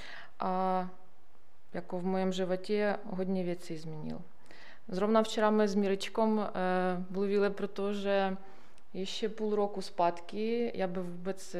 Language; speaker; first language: Czech; non-native, learner; Ukrainian